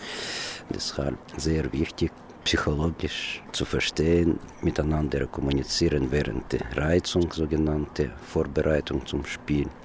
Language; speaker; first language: German; non-native, learner; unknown